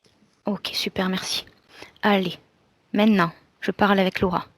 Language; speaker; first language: French; native; French